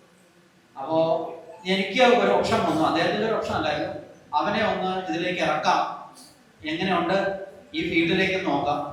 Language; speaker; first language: Malayalam; native; Malayalam